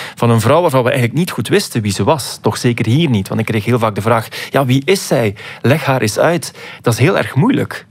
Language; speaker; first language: Dutch; native; Dutch